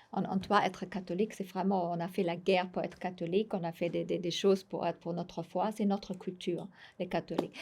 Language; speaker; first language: French; non-native, fluent; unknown